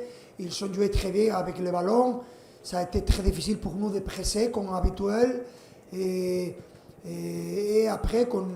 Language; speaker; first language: French; non-native, fluent; Spanish